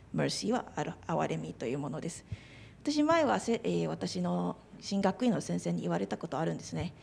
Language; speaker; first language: Japanese; non-native, fluent; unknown